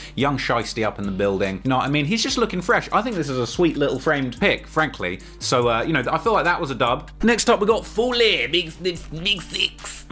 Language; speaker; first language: English; native; English